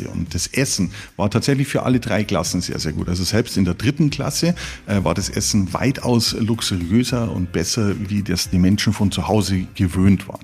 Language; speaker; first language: German; native; German